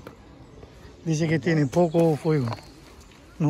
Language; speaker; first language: Spanish; non-native, learner; Bangla